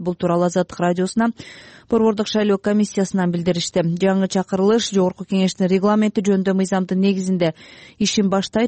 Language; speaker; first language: Kyrgyz; native; Kyrgyz